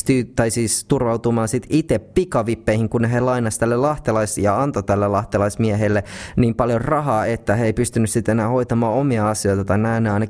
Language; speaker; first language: Finnish; native; Finnish